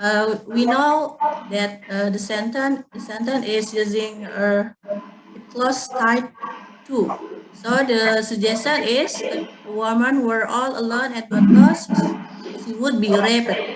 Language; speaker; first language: English; non-native, learner; Indonesian